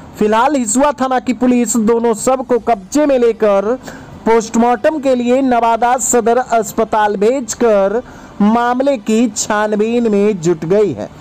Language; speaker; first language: Hindi; native; Hindi